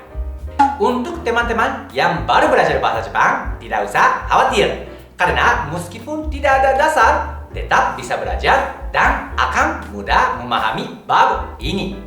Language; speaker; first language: Indonesian; non-native, fluent; Japanese